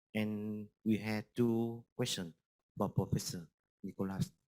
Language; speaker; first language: English; non-native, learner; Vietnamese